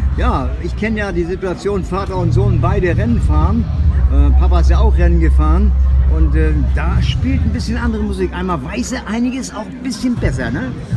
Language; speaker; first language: German; native; German